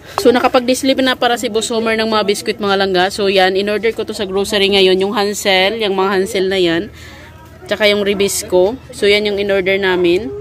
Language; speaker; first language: Filipino; non-native, local second language; Cebuano